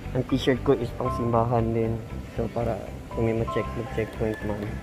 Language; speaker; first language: Filipino; native; Filipino